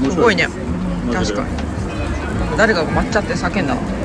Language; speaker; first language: Japanese; native; Japanese